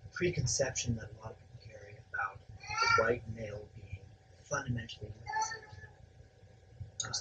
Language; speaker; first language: English; native; English